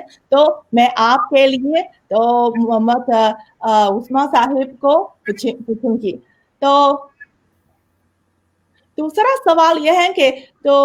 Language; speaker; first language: Hindi; non-native, fluent; Chinese